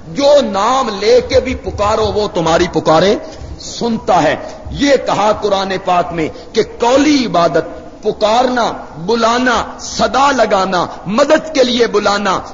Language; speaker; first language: Urdu; non-native, local second language; Punjabi